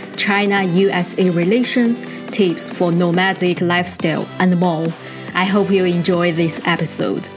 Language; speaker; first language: English; non-native, fluent; Chinese